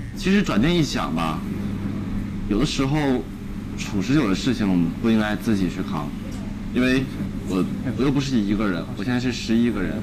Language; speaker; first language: Chinese; native; Chinese